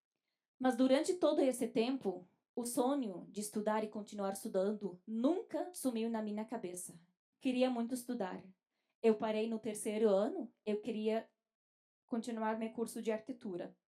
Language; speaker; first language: Portuguese; non-native, fluent; Arabic